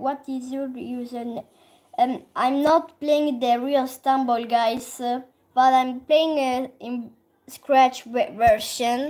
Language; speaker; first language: English; non-native, learner; Italian